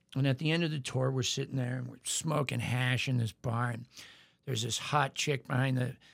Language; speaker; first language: English; native; English